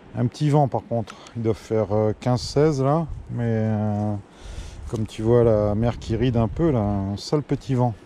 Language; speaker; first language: French; native; French